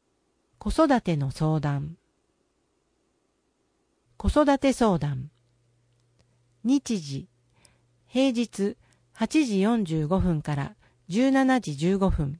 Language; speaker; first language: Japanese; native; Japanese